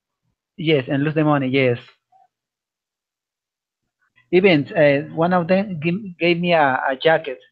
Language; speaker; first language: English; non-native, learner; Spanish